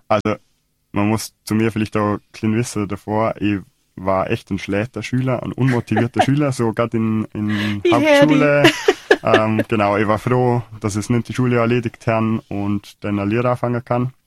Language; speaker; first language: German; native; German